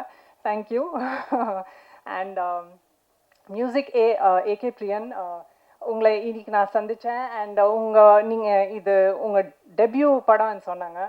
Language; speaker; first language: Tamil; non-native, learner; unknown